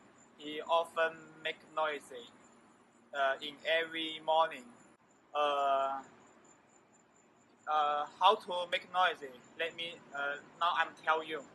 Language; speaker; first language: English; non-native, learner; Chinese